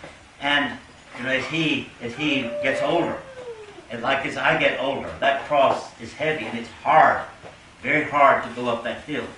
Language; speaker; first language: English; native; English